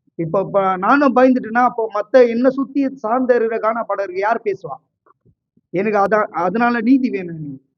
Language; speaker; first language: Tamil; native; Tamil